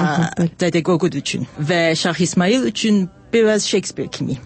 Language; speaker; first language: Azerbaijani; non-native, learner; English